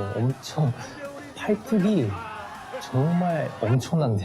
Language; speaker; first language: Korean; non-native, fluent; Japanese